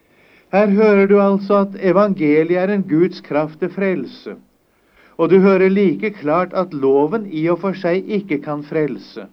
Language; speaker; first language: Norwegian; native; Norwegian